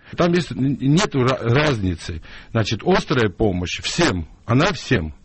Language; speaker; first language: Russian; non-native, local second language; Georgian